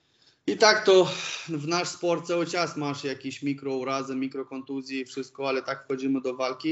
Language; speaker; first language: Polish; non-native, fluent; Romanian